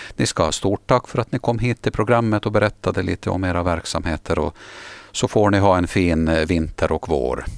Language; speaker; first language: Swedish; native; Swedish